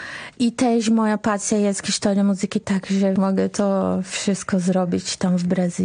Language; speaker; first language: Polish; non-native, fluent; Portuguese